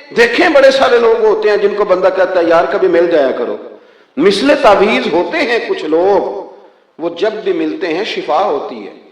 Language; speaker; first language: Urdu; non-native, local second language; Punjabi